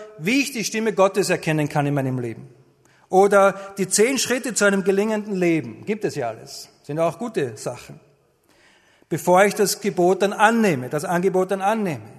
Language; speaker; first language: German; native; German